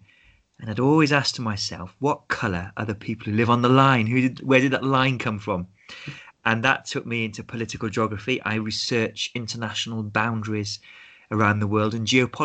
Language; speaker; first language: English; native; English